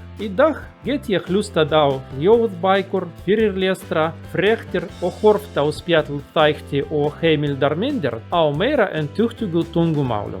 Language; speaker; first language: Icelandic; non-native, learner; Russian